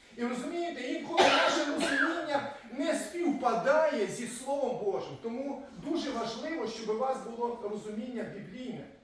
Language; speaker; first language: Ukrainian; native; Ukrainian